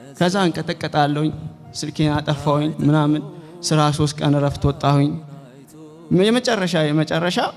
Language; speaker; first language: Amharic; native; Amharic